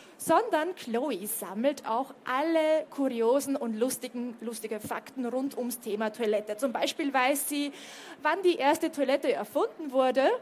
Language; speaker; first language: German; native; German